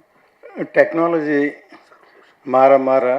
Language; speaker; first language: Tamil; native; Tamil